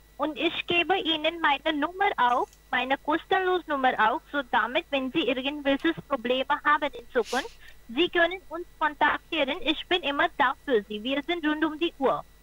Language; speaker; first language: German; non-native, learner; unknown